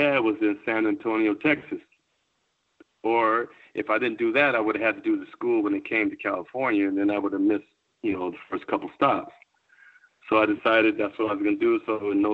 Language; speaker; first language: English; native; English